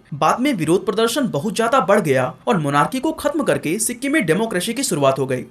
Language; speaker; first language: Hindi; native; Hindi